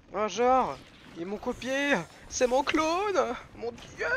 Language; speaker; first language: French; native; French